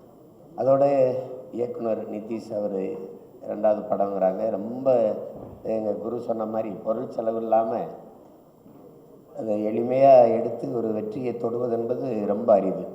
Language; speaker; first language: Tamil; native; Tamil